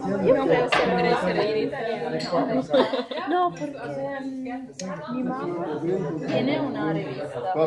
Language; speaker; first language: Italian; early bilingual, heritage; German